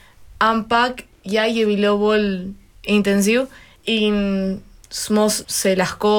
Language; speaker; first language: Slovenian; early bilingual, heritage; Spanish